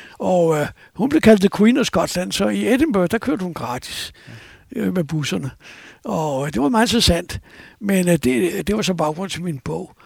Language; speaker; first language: Danish; native; Danish